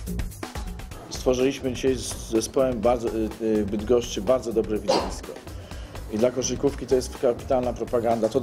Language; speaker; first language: Polish; native; Polish